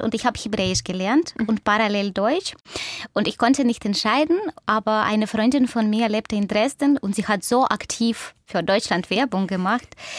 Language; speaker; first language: German; non-native, fluent; Russian